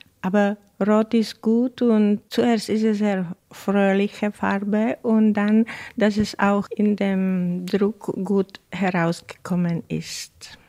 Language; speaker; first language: German; non-native, fluent; Czech